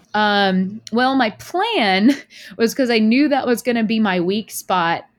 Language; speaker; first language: English; native; English